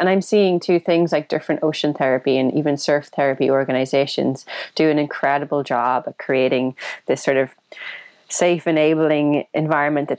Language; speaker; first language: English; native; English